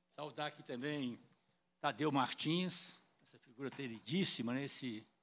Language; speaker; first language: Portuguese; native; Portuguese